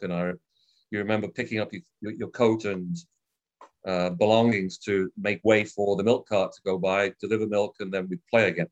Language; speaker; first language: English; native; English